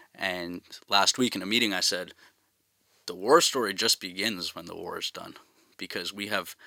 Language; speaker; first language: English; native; English